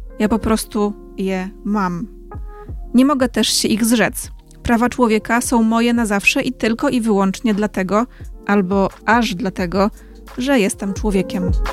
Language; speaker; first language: Polish; native; Polish